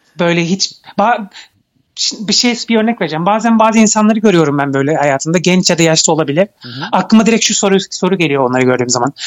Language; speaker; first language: Turkish; early bilingual, heritage; Turkish